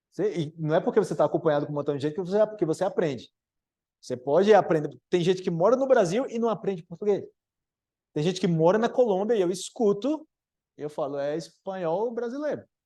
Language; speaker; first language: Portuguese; native; Portuguese